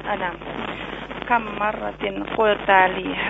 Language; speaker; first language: Arabic; non-native, learner; Indonesian